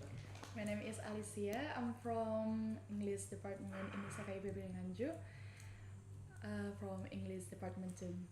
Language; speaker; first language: English; non-native, learner; Indonesian